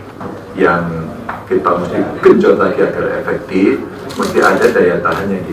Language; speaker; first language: Indonesian; native; Indonesian